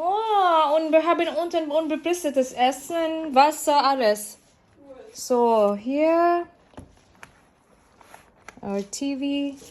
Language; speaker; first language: German; non-native, learner; Filipino